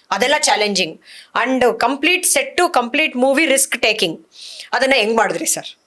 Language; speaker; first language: Kannada; native; Kannada